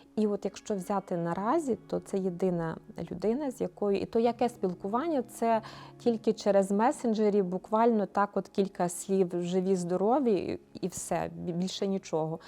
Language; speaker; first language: Ukrainian; native; Ukrainian